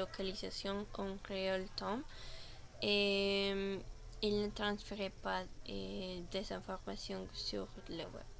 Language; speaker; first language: French; non-native, learner; Spanish